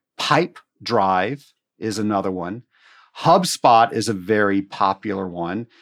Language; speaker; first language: English; native; English